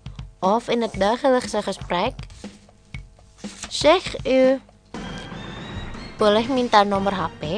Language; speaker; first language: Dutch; non-native, learner; Indonesian